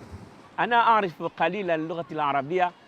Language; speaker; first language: Arabic; non-native, learner; Comorian